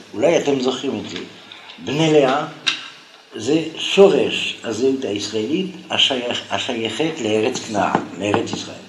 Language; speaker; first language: Hebrew; non-native, fluent; French